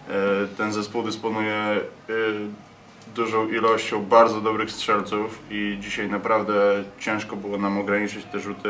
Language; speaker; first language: Polish; native; Polish